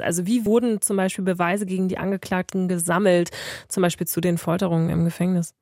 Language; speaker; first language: German; native; German